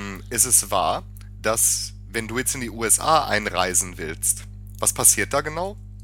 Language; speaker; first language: German; native; German